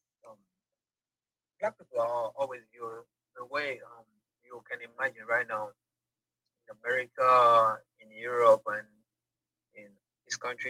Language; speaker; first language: English; non-native, local second language; Igbo